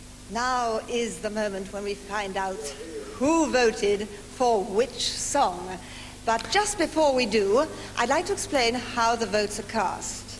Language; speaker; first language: English; native; English